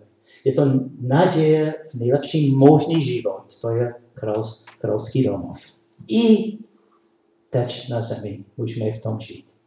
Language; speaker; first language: Czech; non-native, learner; English